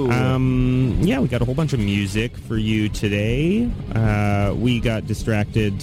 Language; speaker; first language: English; native; English